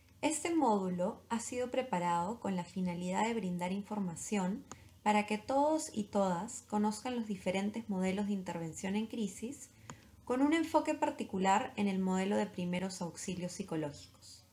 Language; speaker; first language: Spanish; native; Spanish